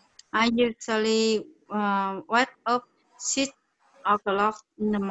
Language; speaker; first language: English; non-native, learner; Vietnamese